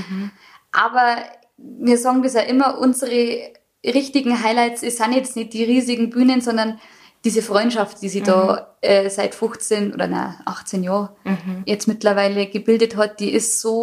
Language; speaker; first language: German; native; German